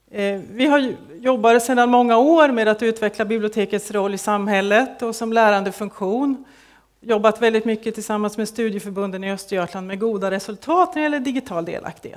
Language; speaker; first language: Swedish; native; Swedish